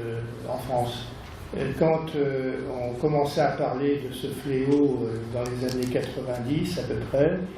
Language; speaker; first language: French; native; French